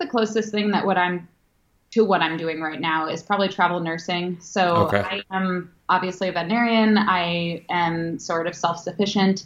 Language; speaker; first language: English; native; English